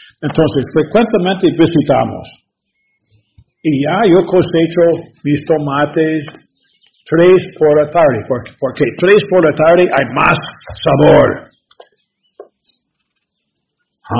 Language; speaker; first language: Spanish; non-native, learner; English